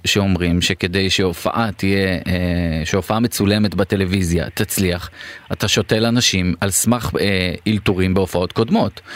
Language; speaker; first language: Hebrew; native; Hebrew